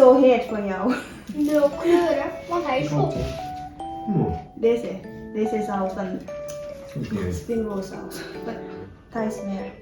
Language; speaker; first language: Dutch; non-native, learner; Thai